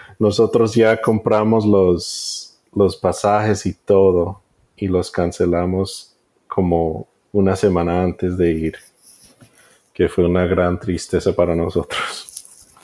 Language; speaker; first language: Spanish; early bilingual, heritage; Spanish